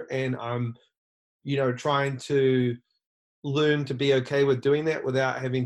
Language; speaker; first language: English; native; English